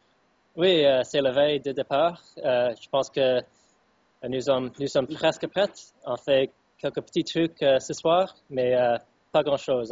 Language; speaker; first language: French; non-native, fluent; English